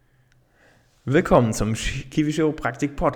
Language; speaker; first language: German; native; German